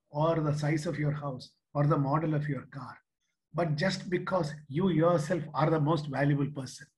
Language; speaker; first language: English; non-native, local second language; Malayalam